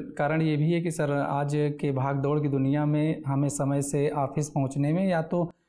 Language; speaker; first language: Hindi; native; Hindi